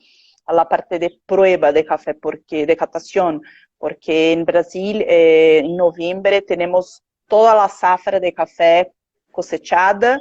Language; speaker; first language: Spanish; non-native, learner; Portuguese